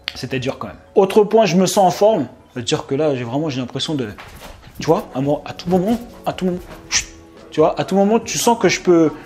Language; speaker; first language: French; native; French